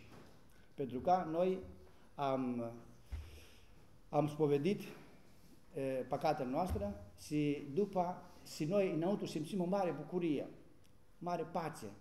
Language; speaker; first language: Romanian; non-native, learner; Greek